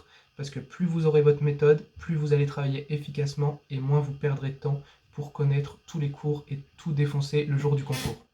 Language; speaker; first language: French; native; French